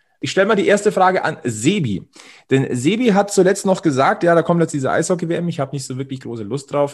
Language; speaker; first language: German; native; German